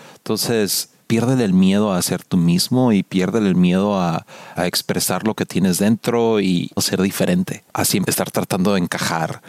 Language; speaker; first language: Spanish; native; Spanish